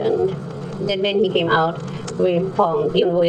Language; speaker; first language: English; non-native, learner; German